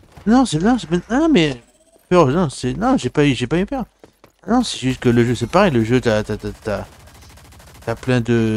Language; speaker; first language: French; native; French